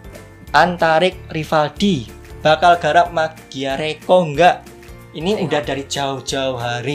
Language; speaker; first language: Indonesian; native; Indonesian